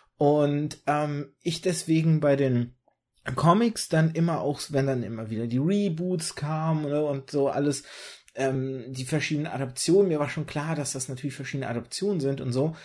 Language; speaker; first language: German; early bilingual, other home language; Russian